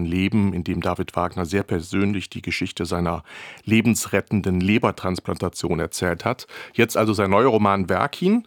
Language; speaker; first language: German; native; German